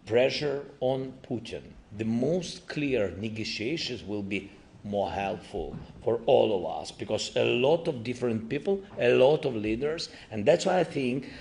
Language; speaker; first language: English; non-native, learner; Ukrainian